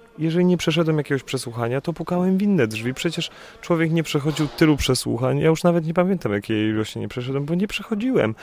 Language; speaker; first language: Polish; native; Polish